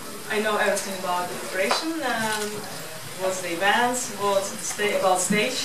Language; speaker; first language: English; non-native, learner; Ukrainian